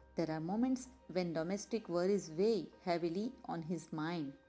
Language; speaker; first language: English; non-native, local second language; Gujarati